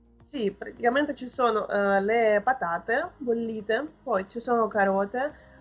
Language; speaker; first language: Italian; non-native, fluent; Russian